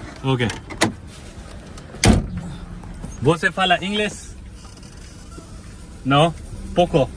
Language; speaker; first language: Portuguese; non-native, learner; Hindi